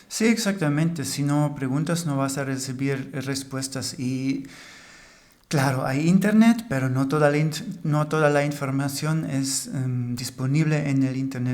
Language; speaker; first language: Spanish; non-native, fluent; German